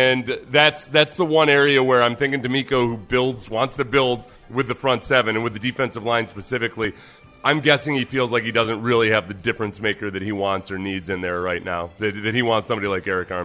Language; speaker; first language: English; native; English